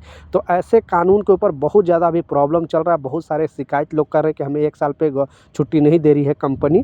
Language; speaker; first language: Hindi; native; Hindi